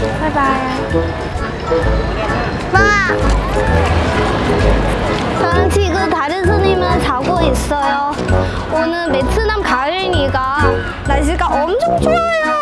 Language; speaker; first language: Korean; non-native, learner; Vietnamese